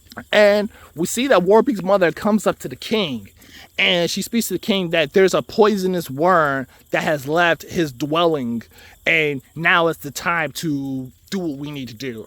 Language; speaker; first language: English; native; English